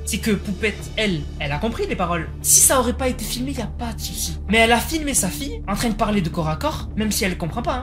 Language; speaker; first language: French; native; French